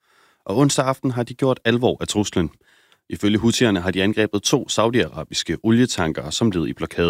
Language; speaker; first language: Danish; native; Danish